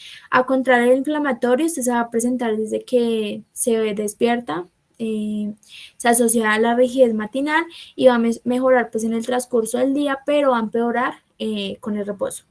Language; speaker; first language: Spanish; native; Spanish